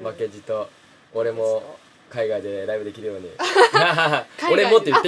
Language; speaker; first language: Japanese; native; Japanese